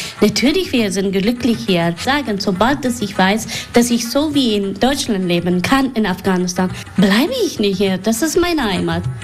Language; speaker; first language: German; non-native, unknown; Persian